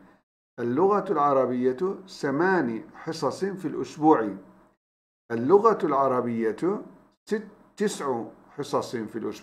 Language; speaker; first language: Arabic; non-native, fluent; Turkish